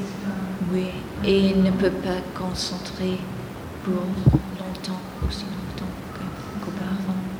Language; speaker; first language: French; non-native, fluent; Greek